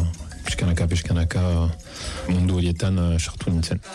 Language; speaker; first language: Basque; non-native, fluent; Italian